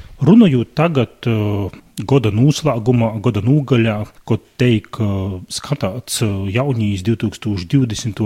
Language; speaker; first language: Latvian; native; Latvian